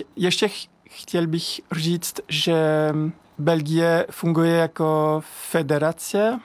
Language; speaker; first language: Czech; non-native, fluent; French